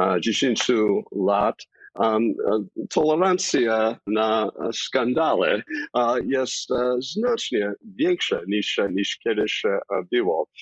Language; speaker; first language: Polish; non-native, fluent; English